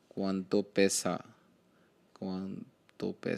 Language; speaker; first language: Spanish; non-native, learner; Hindi